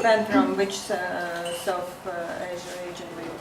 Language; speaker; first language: English; non-native, learner; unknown